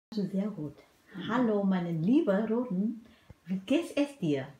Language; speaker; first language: German; non-native, fluent; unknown